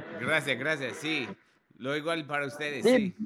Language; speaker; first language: Spanish; non-native, learner; English